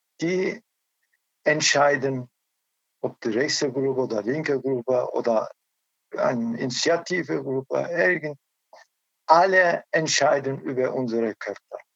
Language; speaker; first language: German; non-native, learner; Turkish